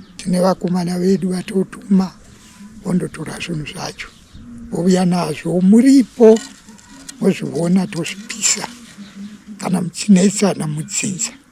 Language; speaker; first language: Shona; non-native, local second language; Venda